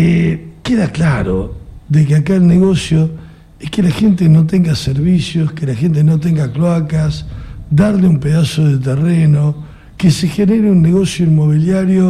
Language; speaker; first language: Spanish; native; Spanish